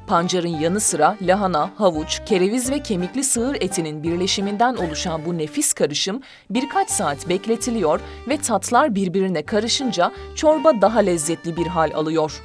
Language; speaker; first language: Turkish; native; Turkish